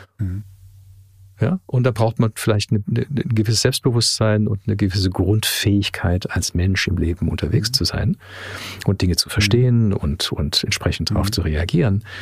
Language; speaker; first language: German; early bilingual, heritage; German